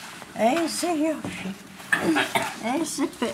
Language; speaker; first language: Hebrew; non-native, fluent; Polish